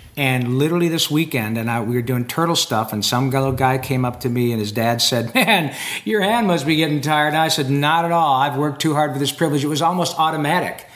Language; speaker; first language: English; native; English